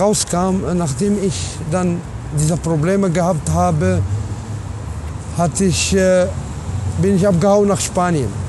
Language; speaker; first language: German; non-native, learner; Arabic